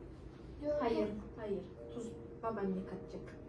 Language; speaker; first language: Turkish; non-native, fluent; Kyrgyz